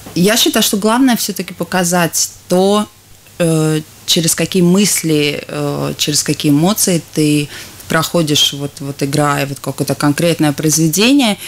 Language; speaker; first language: Russian; non-native, local second language; Latvian